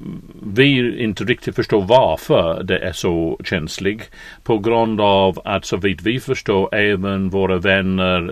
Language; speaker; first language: Swedish; non-native, fluent; English